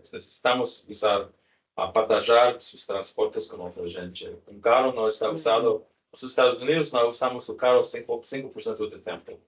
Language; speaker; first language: Spanish; non-native, learner; English